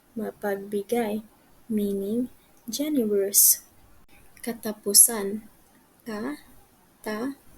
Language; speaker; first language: Filipino; native; Filipino